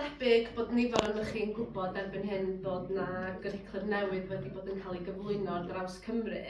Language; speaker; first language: Welsh; native; Welsh